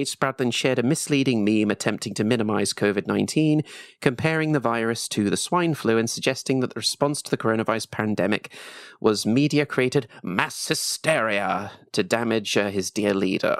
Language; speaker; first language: English; native; English